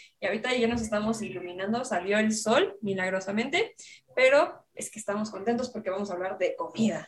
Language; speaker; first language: Spanish; native; Spanish